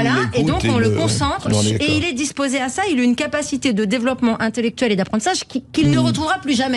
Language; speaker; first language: French; native; French